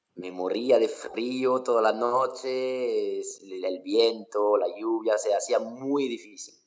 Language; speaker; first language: Spanish; non-native, fluent; French